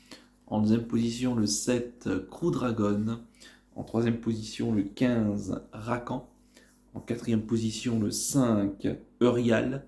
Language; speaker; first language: French; native; French